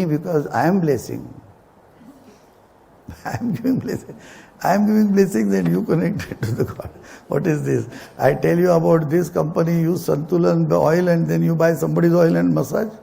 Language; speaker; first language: English; non-native, local second language; Marathi